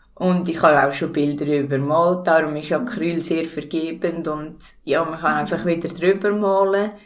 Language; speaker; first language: German; native; German